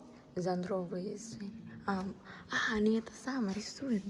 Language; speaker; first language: Russian; non-native, learner; Indonesian